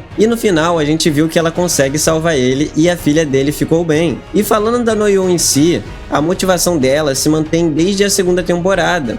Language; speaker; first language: Portuguese; native; Portuguese